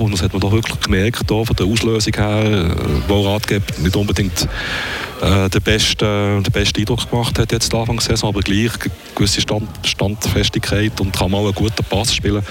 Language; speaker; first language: German; native; German